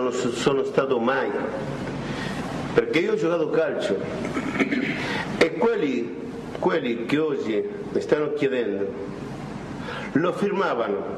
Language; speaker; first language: Italian; non-native, fluent; Spanish